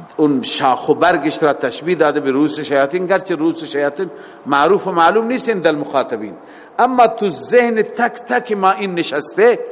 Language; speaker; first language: Persian; native; Persian